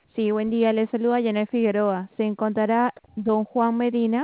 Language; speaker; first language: Spanish; native; Spanish